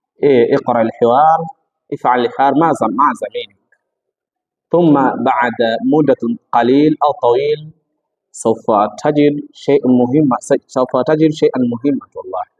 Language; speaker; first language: Arabic; non-native, fluent; Swahili